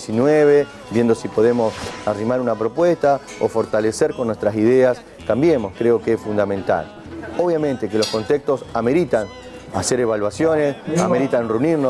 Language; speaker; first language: Spanish; native; Spanish